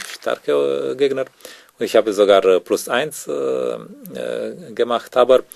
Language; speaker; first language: German; non-native, learner; Romanian